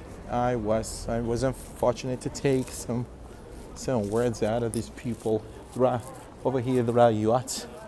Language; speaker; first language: English; non-native, fluent; Russian